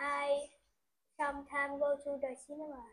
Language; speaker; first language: English; non-native, learner; Vietnamese